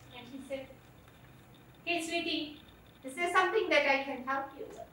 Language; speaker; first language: English; non-native, local second language; Malayalam